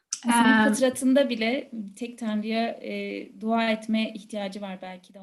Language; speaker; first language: Turkish; native; Turkish